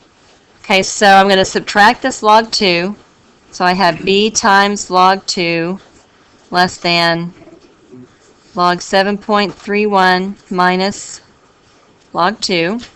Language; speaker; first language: English; native; English